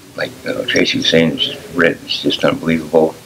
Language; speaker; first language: English; native; English